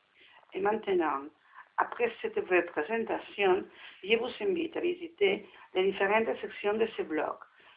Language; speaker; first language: French; non-native, learner; Spanish